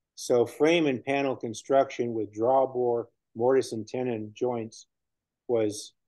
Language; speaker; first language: English; native; English